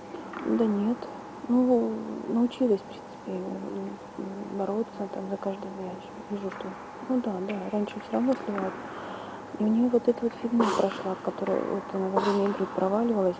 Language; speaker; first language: Russian; native; Russian